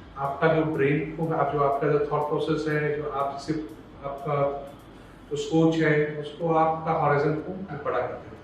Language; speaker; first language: Hindi; non-native, local second language; Gujarati